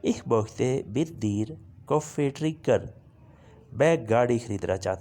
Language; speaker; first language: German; non-native, fluent; Urdu